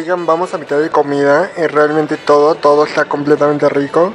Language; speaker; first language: Spanish; native; Spanish